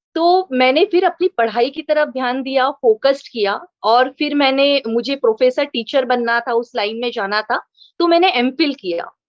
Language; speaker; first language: Hindi; non-native, local second language; Marathi